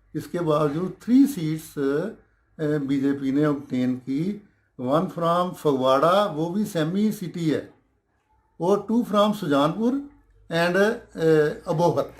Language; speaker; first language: Hindi; non-native, local second language; Punjabi